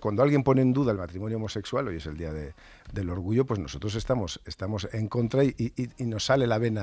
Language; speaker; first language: Spanish; native; Spanish